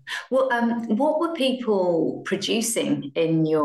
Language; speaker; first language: English; native; English